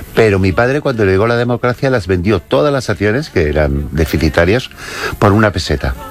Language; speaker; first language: Spanish; native; Spanish